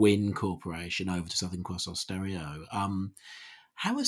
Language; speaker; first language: English; native; English